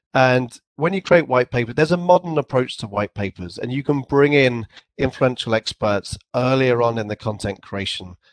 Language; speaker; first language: English; native; English